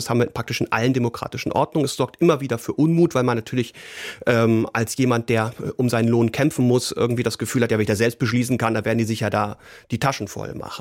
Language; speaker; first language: German; native; German